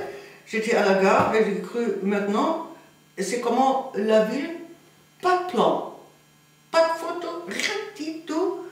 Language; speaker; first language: French; non-native, fluent; German